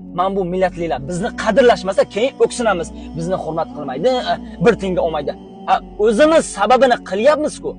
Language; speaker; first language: Uzbek; non-native, local second language; Tajik